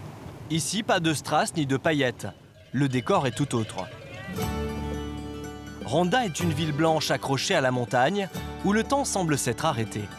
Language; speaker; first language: French; native; French